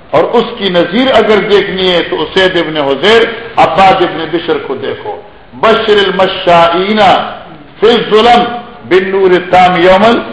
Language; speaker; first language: Urdu; non-native, local second language; Northern Hindko